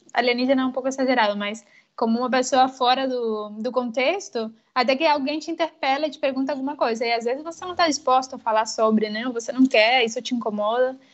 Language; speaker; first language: Portuguese; non-native, fluent; Spanish